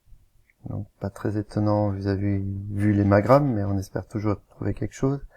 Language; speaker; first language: French; native; French